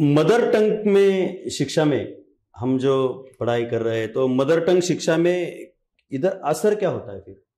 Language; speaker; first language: Hindi; non-native, local second language; Marathi